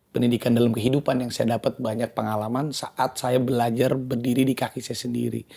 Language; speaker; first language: Indonesian; native; Indonesian